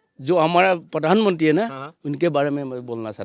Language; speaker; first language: Hindi; non-native, local second language; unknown